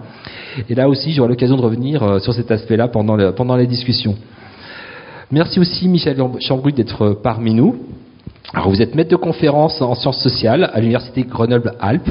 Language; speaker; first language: French; native; French